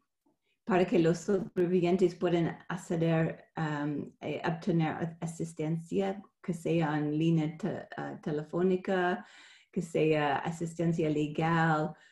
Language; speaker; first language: Spanish; non-native, fluent; English